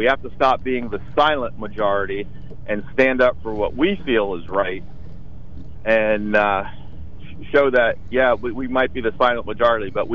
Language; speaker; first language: English; native; English